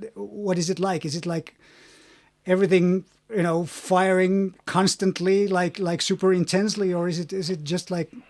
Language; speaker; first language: English; non-native, fluent; Finnish